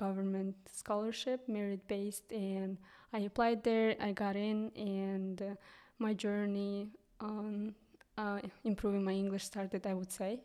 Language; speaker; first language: English; non-native, fluent; Kyrgyz